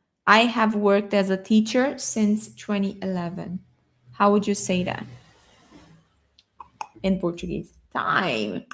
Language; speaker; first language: English; non-native, fluent; Portuguese